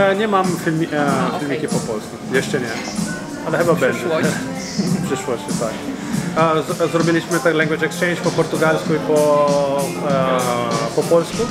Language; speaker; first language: Polish; non-native, learner; Portuguese